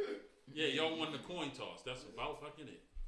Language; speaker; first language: English; native; English